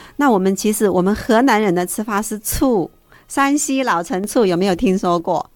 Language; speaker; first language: Chinese; native; Chinese